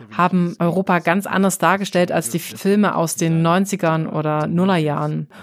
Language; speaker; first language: German; non-native, fluent; Arabic